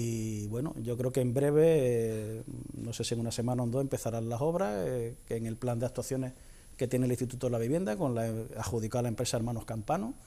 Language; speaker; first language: Spanish; native; Spanish